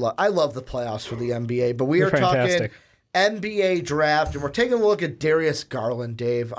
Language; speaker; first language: English; native; English